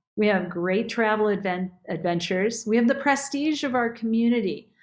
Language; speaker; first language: English; native; English